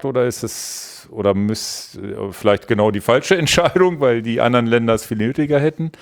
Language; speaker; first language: German; native; German